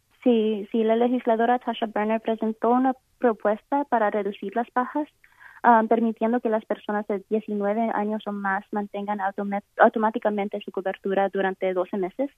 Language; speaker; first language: Spanish; early bilingual, heritage; Spanish